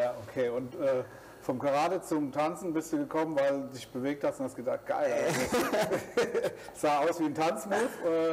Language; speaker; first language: German; native; German